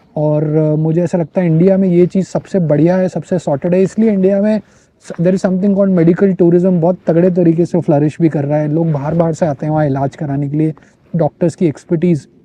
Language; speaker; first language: Hindi; native; Hindi